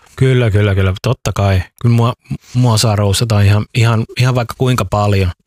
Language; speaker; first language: Finnish; early bilingual, other home language; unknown